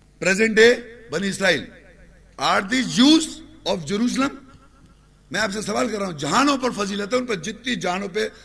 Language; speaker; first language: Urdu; native; Urdu